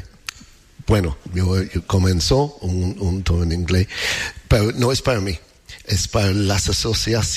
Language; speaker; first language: Spanish; non-native, learner; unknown